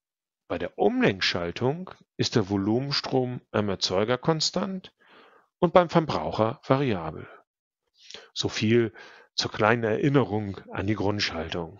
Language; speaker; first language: German; native; German